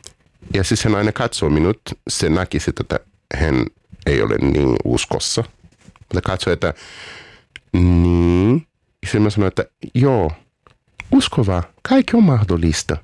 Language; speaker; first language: Finnish; non-native, learner; Portuguese